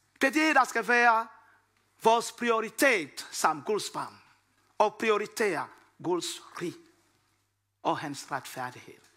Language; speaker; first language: Danish; non-native, fluent; Lingala